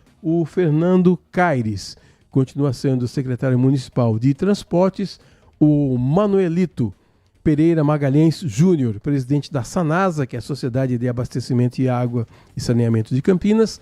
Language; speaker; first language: Portuguese; native; Portuguese